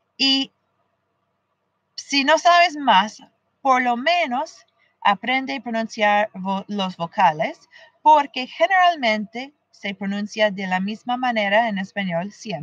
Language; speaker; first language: Spanish; non-native, fluent; English